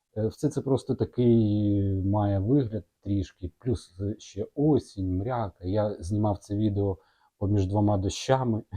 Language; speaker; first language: Ukrainian; non-native, local second language; Russian